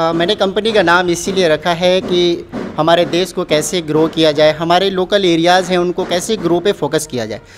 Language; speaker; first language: Hindi; native; Hindi